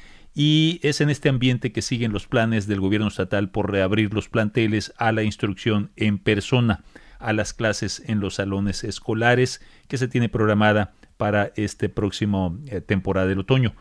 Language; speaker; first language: Spanish; native; Spanish